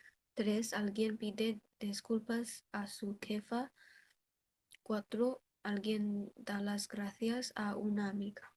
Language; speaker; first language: Spanish; non-native, learner; Bangla